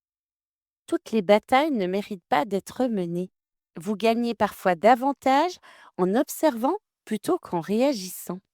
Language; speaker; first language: French; native; French